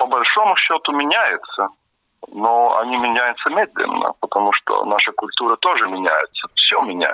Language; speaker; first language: Russian; non-native, local second language; Latvian